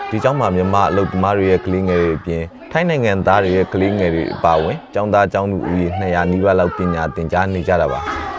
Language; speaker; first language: Burmese; native; Burmese